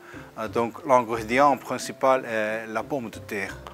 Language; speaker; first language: French; non-native, fluent; Korean